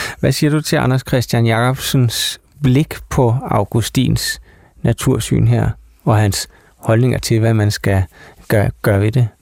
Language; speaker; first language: Danish; native; Danish